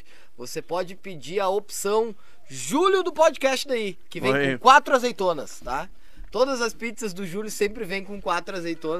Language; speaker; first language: Portuguese; native; Portuguese